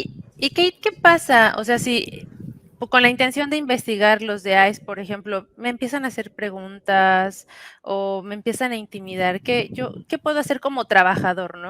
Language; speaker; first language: Spanish; native; Spanish